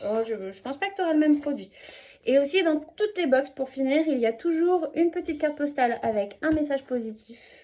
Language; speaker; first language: French; native; French